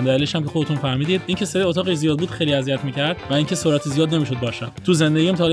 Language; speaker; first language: Persian; native; Persian